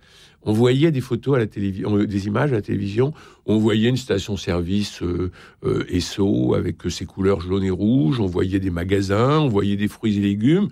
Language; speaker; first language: French; native; French